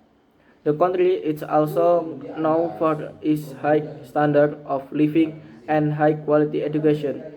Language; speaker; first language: English; non-native, learner; Indonesian